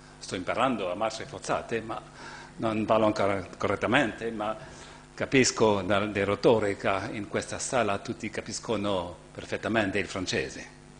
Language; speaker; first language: Italian; non-native, learner; French